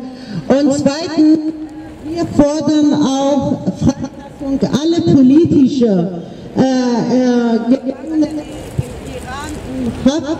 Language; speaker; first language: German; non-native, learner; Persian